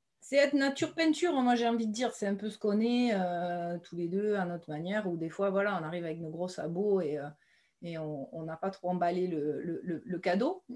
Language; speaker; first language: French; native; French